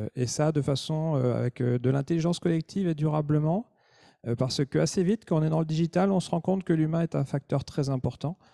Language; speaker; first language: French; native; French